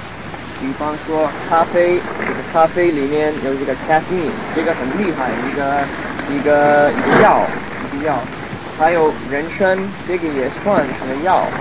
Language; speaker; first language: Chinese; non-native, fluent; English